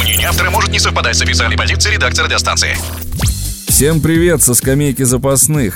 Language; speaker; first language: Russian; native; Russian